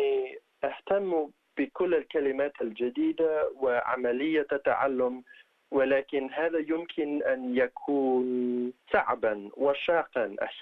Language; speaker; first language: Arabic; non-native, fluent; English